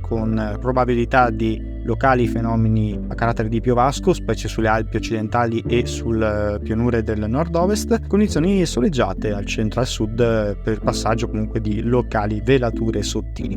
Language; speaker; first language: Italian; native; Italian